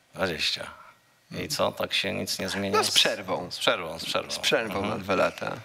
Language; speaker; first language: Polish; native; Polish